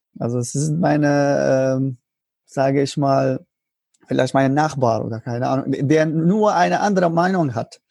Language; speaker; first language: German; non-native, learner; Arabic